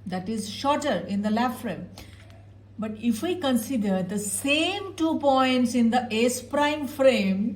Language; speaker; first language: English; non-native, local second language; Bangla